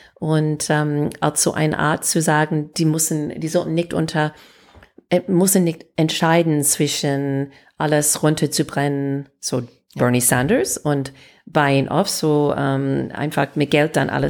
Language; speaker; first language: German; non-native, fluent; English